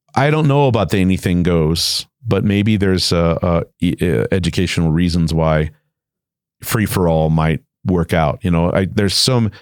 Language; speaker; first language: English; native; English